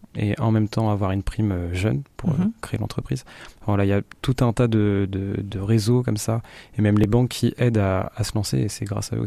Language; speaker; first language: French; native; French